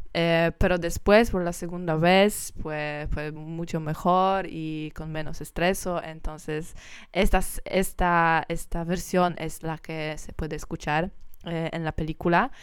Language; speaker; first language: Spanish; non-native, learner; Polish